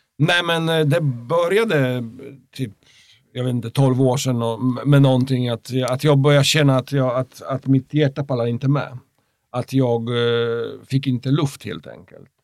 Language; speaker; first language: Swedish; non-native, fluent; Polish